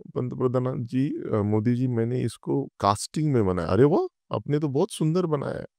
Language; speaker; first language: Hindi; non-native, local second language; Marathi